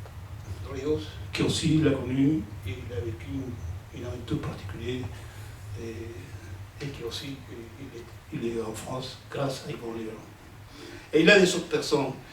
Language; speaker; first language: French; non-native, fluent; Spanish